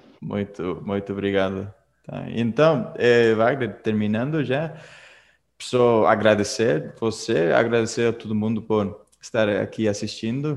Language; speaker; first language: Portuguese; non-native, fluent; Spanish